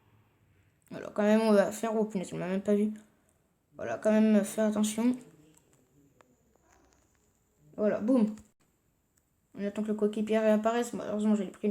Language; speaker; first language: French; native; French